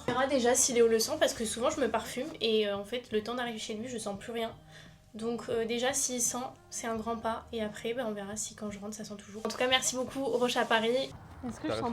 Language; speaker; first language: French; native; French